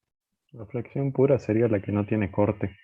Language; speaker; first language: Spanish; native; Spanish